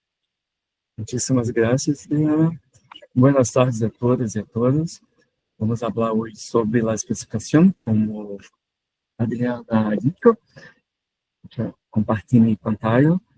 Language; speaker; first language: Spanish; non-native, fluent; Portuguese